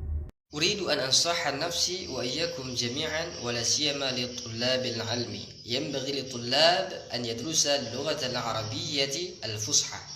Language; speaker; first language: Arabic; non-native, fluent; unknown